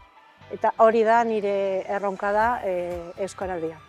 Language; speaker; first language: Basque; non-native, learner; Spanish